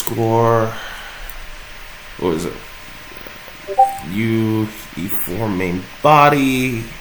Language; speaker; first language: English; native; English